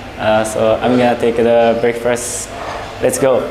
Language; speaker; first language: English; non-native, learner; Japanese